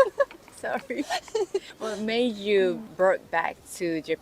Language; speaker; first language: English; non-native, learner; Japanese